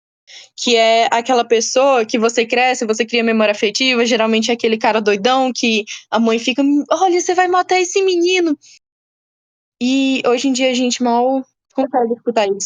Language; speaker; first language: Portuguese; native; Portuguese